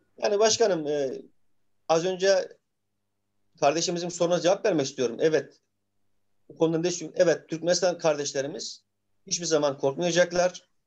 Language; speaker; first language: Turkish; native; Turkish